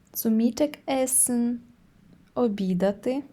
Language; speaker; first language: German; non-native, fluent; Ukrainian